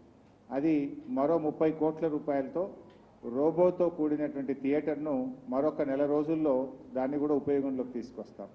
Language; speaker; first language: Telugu; native; Telugu